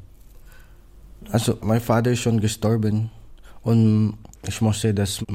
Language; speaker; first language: German; non-native, learner; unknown